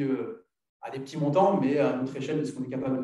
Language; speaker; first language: French; native; French